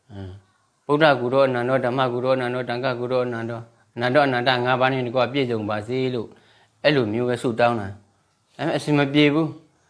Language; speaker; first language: Burmese; non-native, local second language; Shan